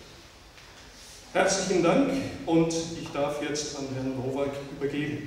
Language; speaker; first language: German; native; German